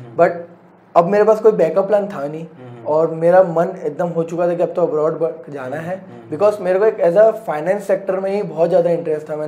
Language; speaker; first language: Hindi; non-native, local second language; Gujarati